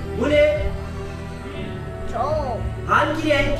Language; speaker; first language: Turkish; native; Turkish